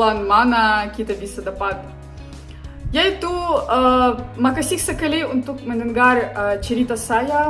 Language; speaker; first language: Indonesian; non-native, learner; Ukrainian